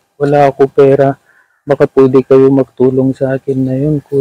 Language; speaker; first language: Filipino; non-native, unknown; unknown